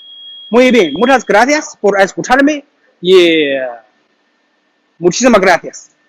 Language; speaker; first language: Spanish; non-native, learner; Chinese